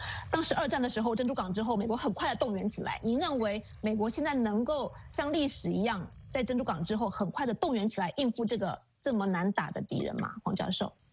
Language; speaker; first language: Chinese; native; Chinese